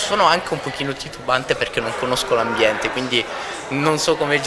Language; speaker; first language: Italian; native; Italian